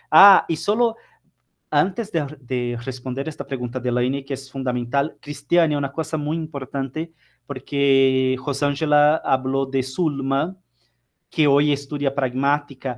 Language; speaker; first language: Spanish; non-native, fluent; Portuguese